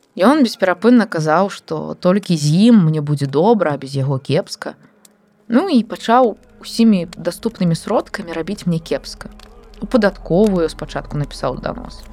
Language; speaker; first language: Belarusian; native; Belarusian